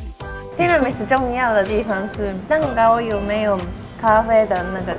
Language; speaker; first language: Chinese; non-native, fluent; Japanese